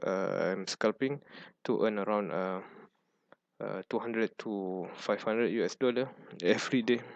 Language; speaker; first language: English; non-native, fluent; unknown